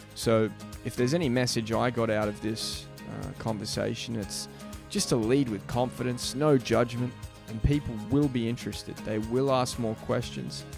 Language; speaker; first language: English; native; English